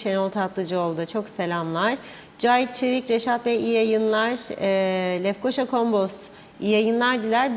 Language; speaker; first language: Turkish; native; Turkish